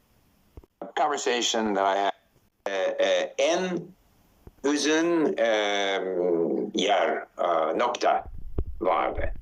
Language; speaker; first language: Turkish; non-native, learner; English